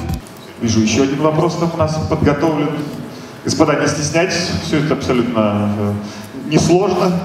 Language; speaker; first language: Russian; native; Russian